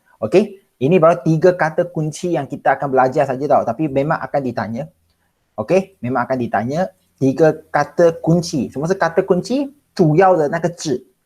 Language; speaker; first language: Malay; non-native, local second language; Chinese